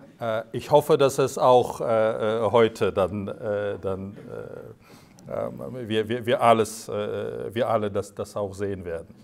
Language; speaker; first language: German; non-native, fluent; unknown